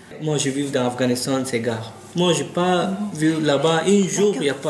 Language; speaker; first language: French; non-native, learner; Pashto